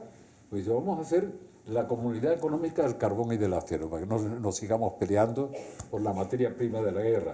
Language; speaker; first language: Spanish; native; Spanish